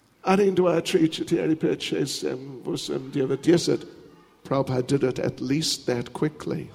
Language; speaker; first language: English; native; English